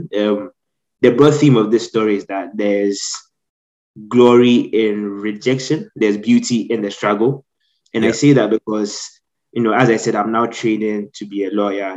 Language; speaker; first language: English; non-native, local second language; Akan